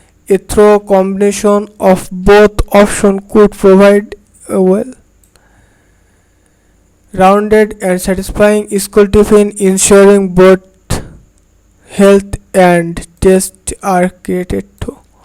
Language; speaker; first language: English; non-native, local second language; Bangla